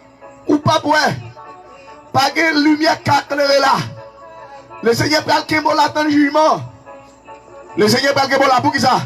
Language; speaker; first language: French; non-native, local second language; Haitian Creole